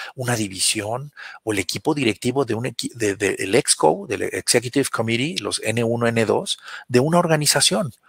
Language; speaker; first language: Spanish; native; Spanish